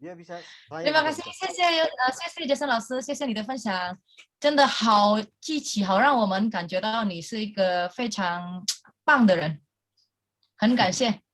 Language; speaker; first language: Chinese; non-native, fluent; Indonesian